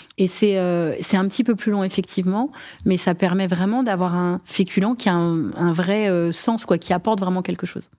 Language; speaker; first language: French; native; French